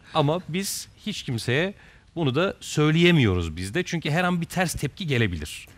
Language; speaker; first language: Turkish; native; Turkish